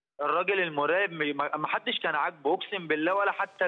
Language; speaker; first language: Arabic; native; Arabic